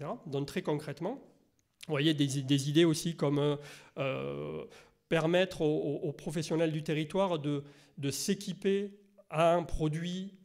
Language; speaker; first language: French; native; French